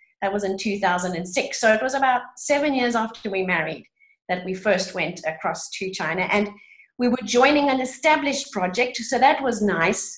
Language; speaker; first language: English; native; English